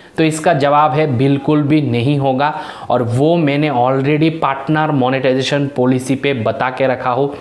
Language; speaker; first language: Hindi; non-native, local second language; Bangla